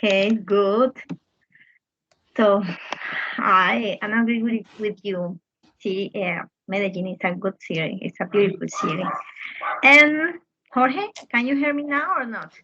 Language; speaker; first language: English; non-native, fluent; Spanish